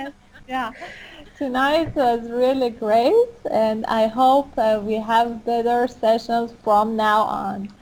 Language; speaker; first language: English; non-native, fluent; Persian